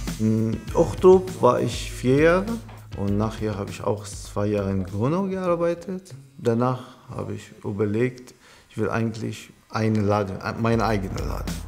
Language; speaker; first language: German; non-native, learner; Arabic